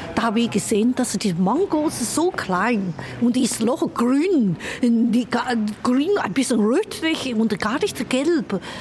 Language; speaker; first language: German; non-native, fluent; Chinese